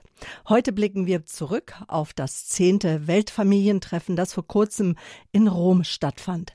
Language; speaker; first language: German; native; German